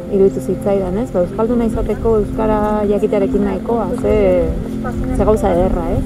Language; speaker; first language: Basque; non-native, fluent; Spanish